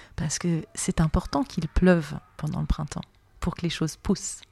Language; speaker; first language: French; native; French